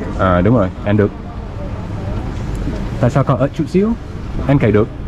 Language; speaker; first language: Vietnamese; non-native, learner; English